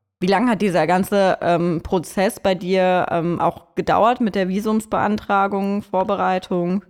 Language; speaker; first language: German; native; German